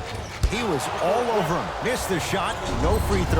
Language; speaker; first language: English; native; English